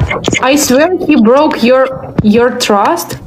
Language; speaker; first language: English; non-native, learner; Russian